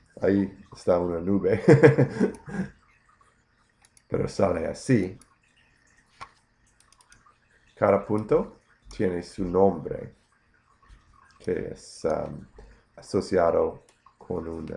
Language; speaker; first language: Spanish; non-native, fluent; English